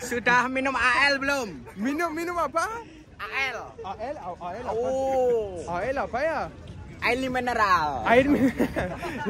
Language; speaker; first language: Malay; non-native, learner; English